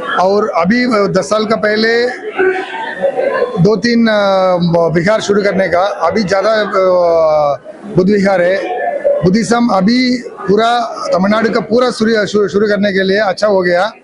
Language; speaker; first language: Hindi; non-native, local second language; Tamil